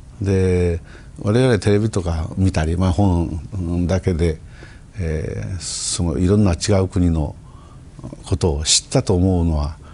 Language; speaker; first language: Japanese; native; Japanese